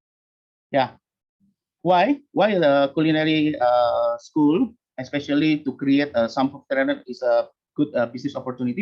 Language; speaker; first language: English; non-native, learner; Indonesian